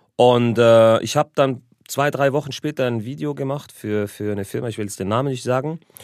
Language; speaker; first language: German; early bilingual, other home language; Arabic